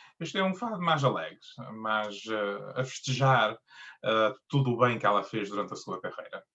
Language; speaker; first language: Portuguese; early bilingual, heritage; Portuguese